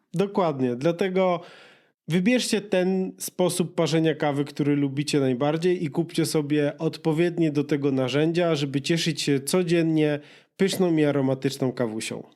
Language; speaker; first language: Polish; native; Polish